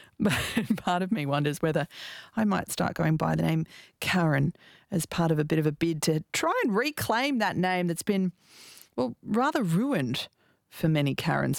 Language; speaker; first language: English; native; English